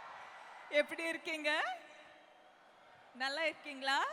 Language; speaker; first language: Tamil; non-native, local second language; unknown